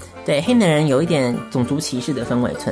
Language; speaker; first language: Chinese; native; Chinese